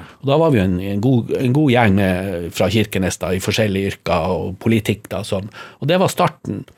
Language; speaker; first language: Norwegian; native; Norwegian